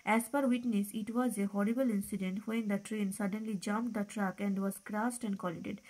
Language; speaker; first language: English; non-native, local second language; Bangla